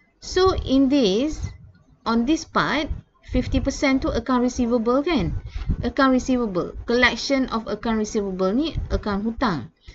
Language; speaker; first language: English; non-native, local second language; Malay